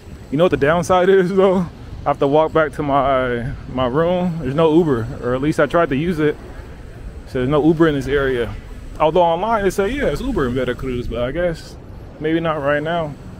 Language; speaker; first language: English; native; English